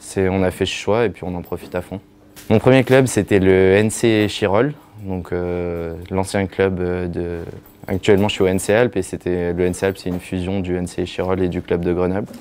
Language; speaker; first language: French; native; French